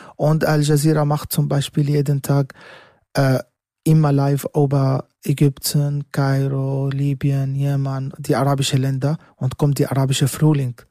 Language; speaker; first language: German; non-native, learner; Arabic